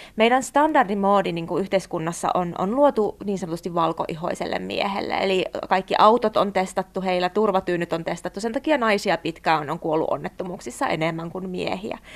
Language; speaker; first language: Finnish; native; Finnish